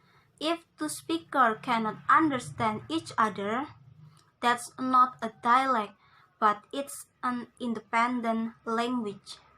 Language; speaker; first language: English; non-native, learner; Indonesian